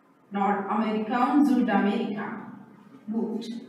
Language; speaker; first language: German; non-native, learner; Sinhala